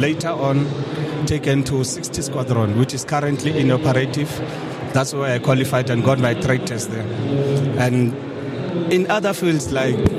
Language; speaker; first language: English; non-native, local second language; Northern Sotho